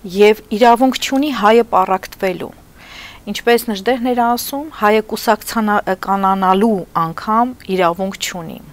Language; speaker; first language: Armenian; native; Armenian